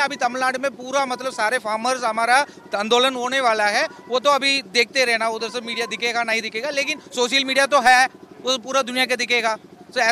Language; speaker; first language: Hindi; non-native, local second language; Tamil